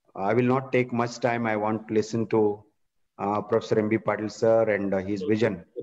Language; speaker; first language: English; non-native, local second language; Kannada